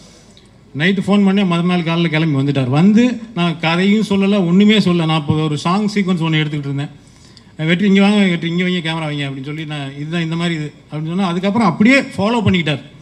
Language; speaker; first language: Tamil; native; Tamil